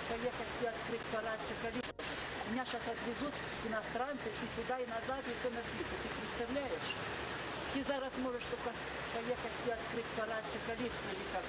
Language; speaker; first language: Russian; native; Russian